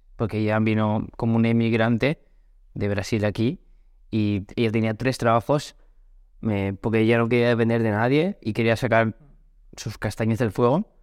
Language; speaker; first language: Spanish; early bilingual, other home language; Portuguese